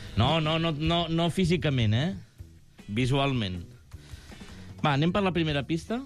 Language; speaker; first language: Catalan; native; Catalan